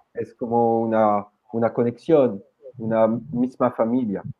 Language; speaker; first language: Spanish; non-native, fluent; French